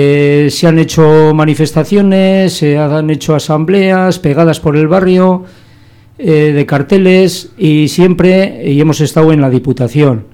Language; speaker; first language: Spanish; native; Spanish